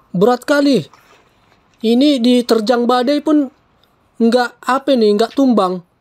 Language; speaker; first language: Indonesian; native; Indonesian